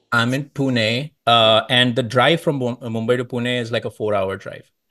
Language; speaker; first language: English; non-native, local second language; Marathi